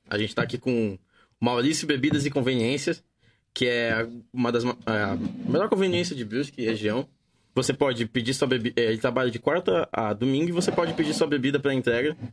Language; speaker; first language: Portuguese; native; Portuguese